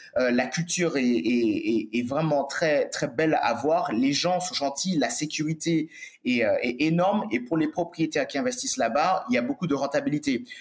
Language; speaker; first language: French; native; French